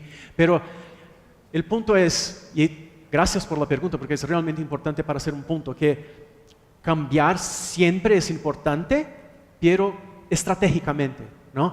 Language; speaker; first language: Spanish; non-native, fluent; Portuguese